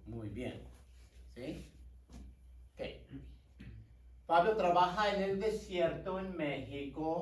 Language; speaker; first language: Spanish; non-native, fluent; English